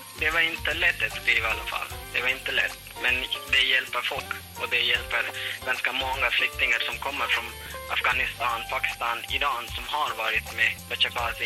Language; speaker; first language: Swedish; non-native, fluent; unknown